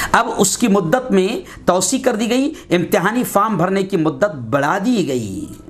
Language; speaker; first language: Urdu; native; Urdu